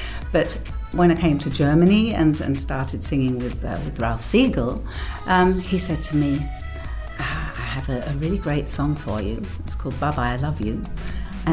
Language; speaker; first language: English; native; English